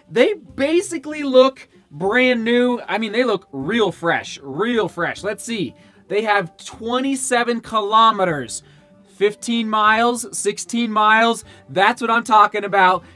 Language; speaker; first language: English; native; English